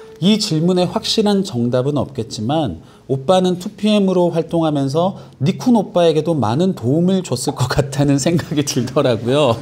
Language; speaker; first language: Korean; native; Korean